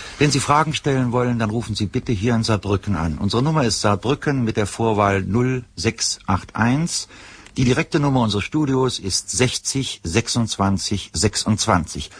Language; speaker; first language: German; native; German